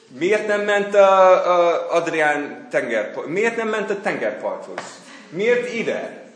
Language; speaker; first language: Hungarian; non-native, fluent; English